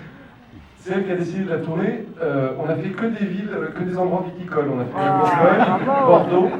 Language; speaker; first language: French; native; French